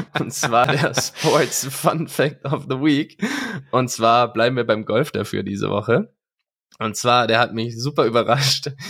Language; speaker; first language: German; native; German